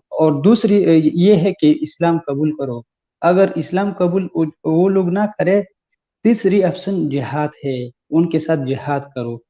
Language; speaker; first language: Hindi; non-native, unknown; Pashto